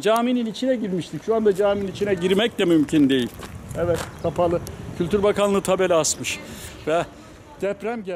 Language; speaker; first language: Turkish; native; Turkish